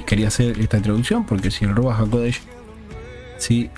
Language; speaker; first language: Spanish; native; Spanish